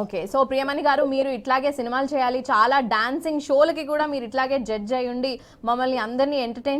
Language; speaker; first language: Telugu; native; Telugu